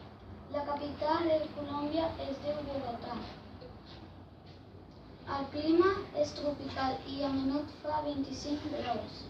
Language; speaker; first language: Catalan; non-native, learner; Spanish